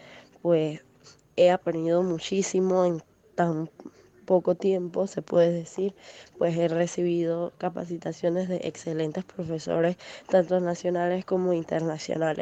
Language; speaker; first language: Spanish; native; Spanish